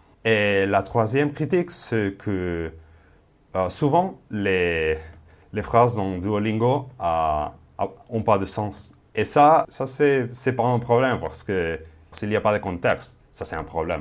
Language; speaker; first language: French; non-native, fluent; Spanish